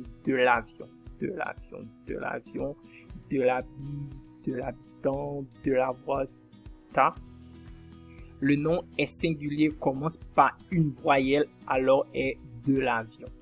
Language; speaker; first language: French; non-native, fluent; Portuguese